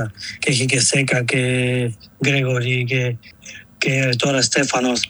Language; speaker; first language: Greek; non-native, learner; Spanish